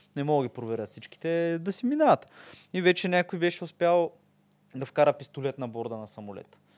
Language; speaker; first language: Bulgarian; native; Bulgarian